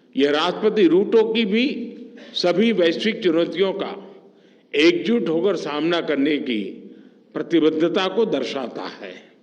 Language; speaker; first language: Hindi; non-native, local second language; Gujarati